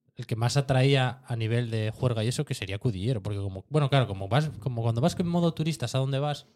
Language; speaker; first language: Spanish; native; Spanish